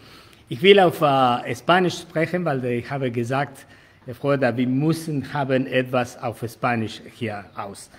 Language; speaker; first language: German; non-native, learner; Spanish